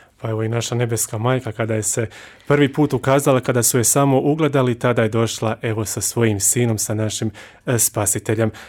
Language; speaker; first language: Croatian; native; Croatian